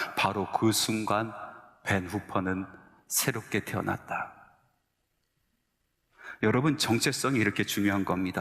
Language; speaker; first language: Korean; native; Korean